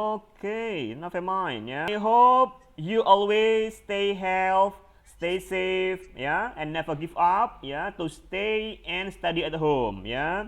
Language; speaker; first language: English; non-native, fluent; Indonesian